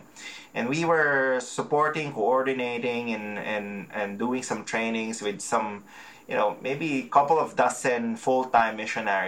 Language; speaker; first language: English; non-native, local second language; Filipino